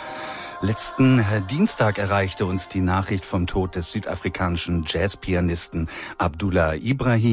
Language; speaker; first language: German; native; German